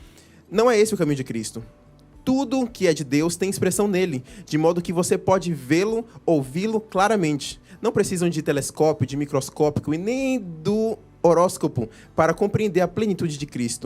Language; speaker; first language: Portuguese; native; Portuguese